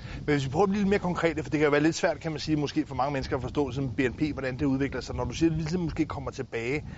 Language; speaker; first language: Danish; native; Danish